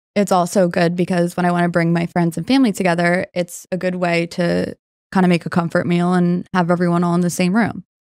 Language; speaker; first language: English; native; English